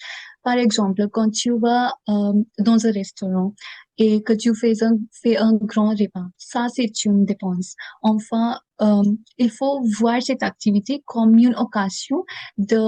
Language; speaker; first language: French; non-native, learner; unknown